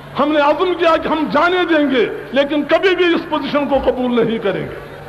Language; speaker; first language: Urdu; non-native, local second language; Kashmiri